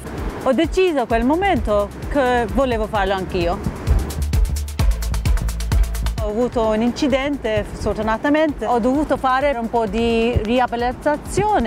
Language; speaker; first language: Italian; non-native, fluent; Maltese